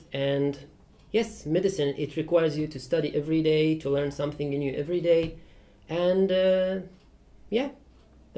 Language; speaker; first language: English; non-native, fluent; Persian